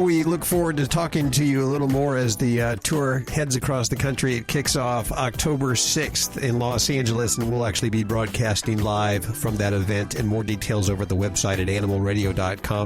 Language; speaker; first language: English; native; English